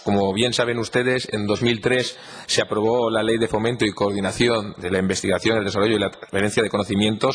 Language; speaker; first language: Spanish; native; Spanish